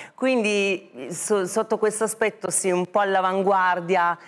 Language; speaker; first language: Italian; native; Italian